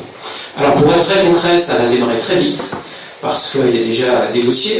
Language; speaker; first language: French; native; French